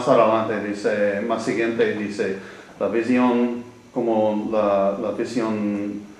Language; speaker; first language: Spanish; non-native, learner; English